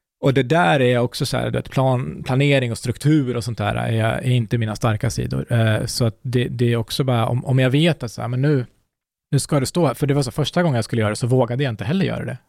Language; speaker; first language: Swedish; early bilingual, other home language; Kurdish